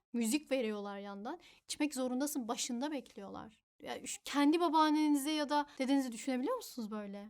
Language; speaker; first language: Turkish; early bilingual, other home language; Uyghur